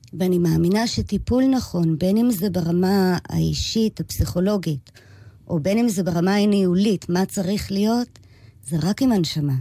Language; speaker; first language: Hebrew; early bilingual, other home language; English